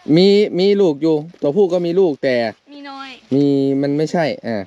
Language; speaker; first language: Thai; native; Thai